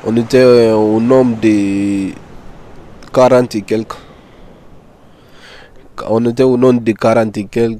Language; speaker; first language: French; non-native, learner; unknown